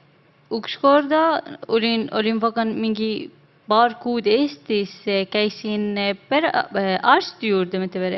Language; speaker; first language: Estonian; non-native, learner; Arabic